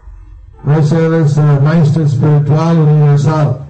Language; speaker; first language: Spanish; non-native, learner; Bangla